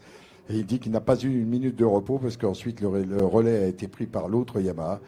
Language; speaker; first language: French; native; French